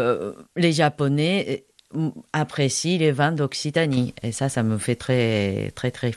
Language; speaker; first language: French; non-native, fluent; Japanese